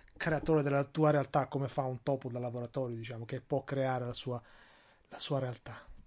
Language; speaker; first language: Italian; non-native, fluent; Albanian